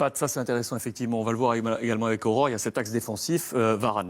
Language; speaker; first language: French; native; French